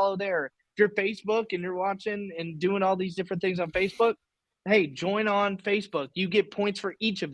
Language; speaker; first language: English; native; English